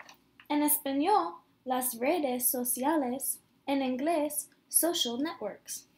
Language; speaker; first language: Spanish; non-native, learner; English